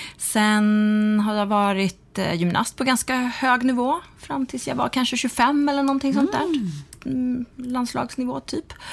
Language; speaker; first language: Swedish; native; Swedish